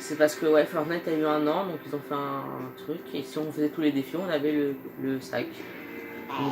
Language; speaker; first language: French; native; French